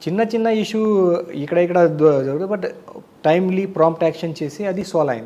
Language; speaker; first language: Telugu; non-native, fluent; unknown